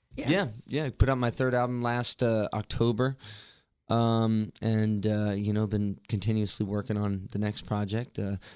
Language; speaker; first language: English; native; English